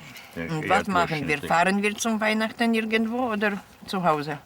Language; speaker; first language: German; non-native, learner; Polish